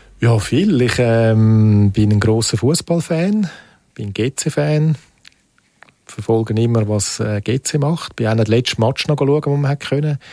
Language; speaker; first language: German; native; German